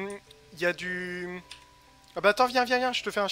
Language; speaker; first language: French; native; French